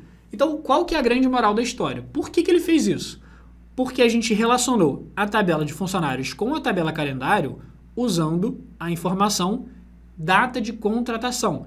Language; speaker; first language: Portuguese; native; Portuguese